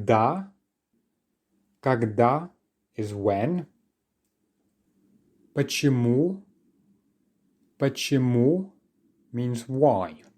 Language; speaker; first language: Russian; non-native, fluent; English